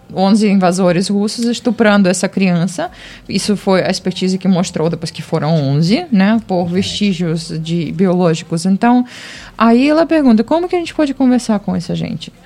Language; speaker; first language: Portuguese; non-native, fluent; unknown